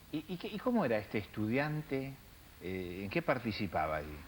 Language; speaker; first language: Spanish; native; Spanish